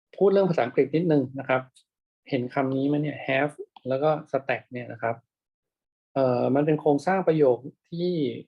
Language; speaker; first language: Thai; native; Thai